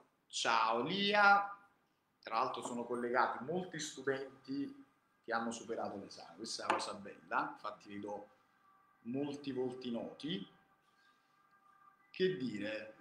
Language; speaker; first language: Italian; native; Italian